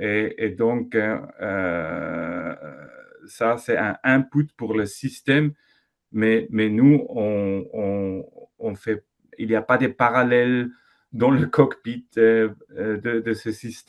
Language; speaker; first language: French; non-native, fluent; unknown